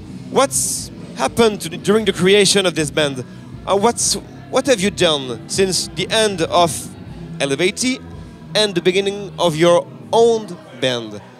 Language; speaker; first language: English; non-native, learner; French